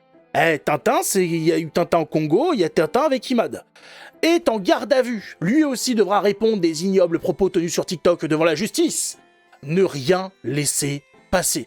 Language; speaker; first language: French; native; French